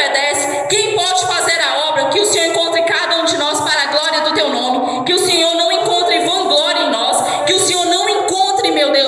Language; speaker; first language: Portuguese; native; Portuguese